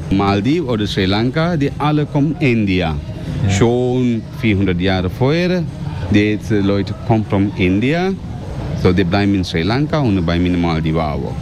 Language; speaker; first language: German; non-native, learner; Sinhala